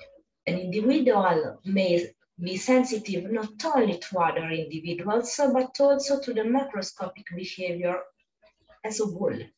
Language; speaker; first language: English; non-native, fluent; Italian